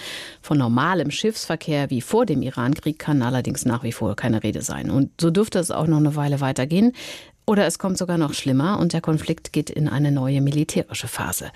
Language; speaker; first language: German; native; German